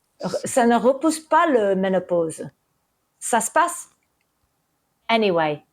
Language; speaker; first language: French; early bilingual, heritage; English